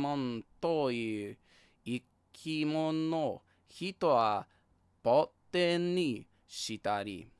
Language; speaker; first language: Japanese; non-native, learner; English